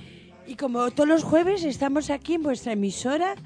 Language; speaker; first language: Spanish; native; Spanish